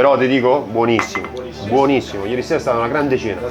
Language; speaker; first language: Italian; native; Italian